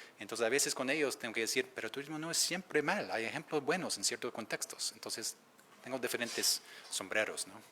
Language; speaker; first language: Spanish; non-native, fluent; English